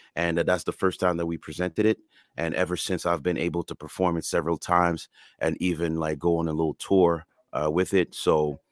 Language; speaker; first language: English; non-native, fluent; French